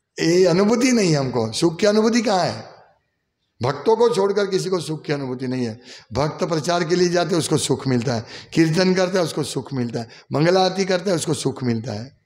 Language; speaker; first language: Hindi; non-native, local second language; Gujarati